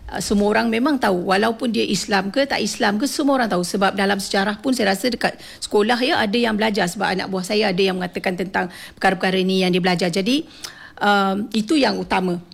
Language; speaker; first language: Malay; non-native, local second language; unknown